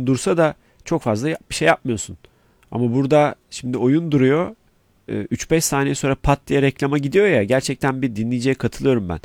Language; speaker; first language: Turkish; native; Turkish